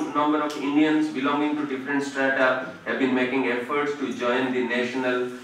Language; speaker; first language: English; non-native, local second language; Odia